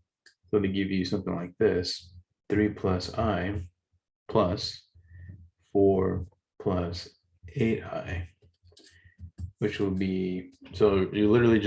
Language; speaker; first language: English; native; English